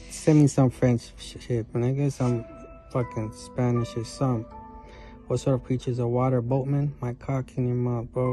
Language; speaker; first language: English; native; English